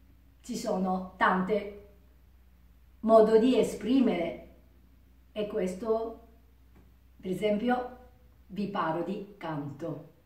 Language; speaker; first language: Italian; non-native, learner; Japanese